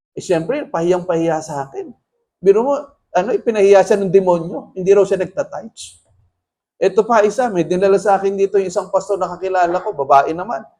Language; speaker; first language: Filipino; native; Filipino